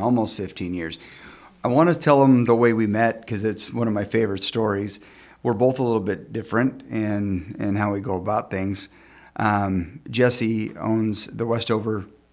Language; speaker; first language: English; native; English